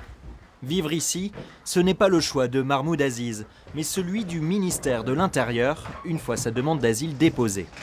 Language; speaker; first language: French; native; French